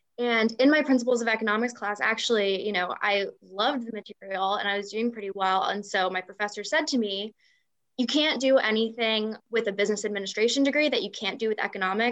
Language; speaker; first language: English; native; English